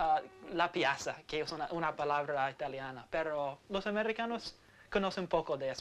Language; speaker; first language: Spanish; non-native, learner; English